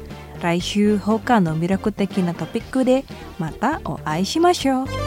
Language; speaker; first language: Japanese; non-native, fluent; Indonesian